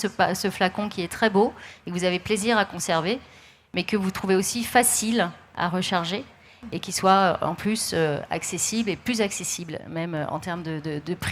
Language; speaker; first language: French; native; French